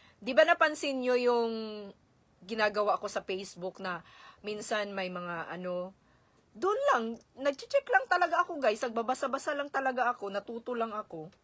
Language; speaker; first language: Filipino; non-native, local second language; Cebuano